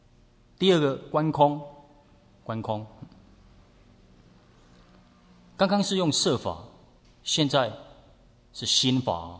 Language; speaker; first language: Chinese; native; Chinese